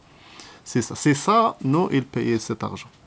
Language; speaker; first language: French; non-native, learner; Arabic